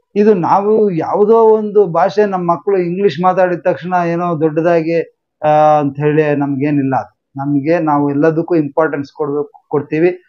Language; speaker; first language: Kannada; native; Kannada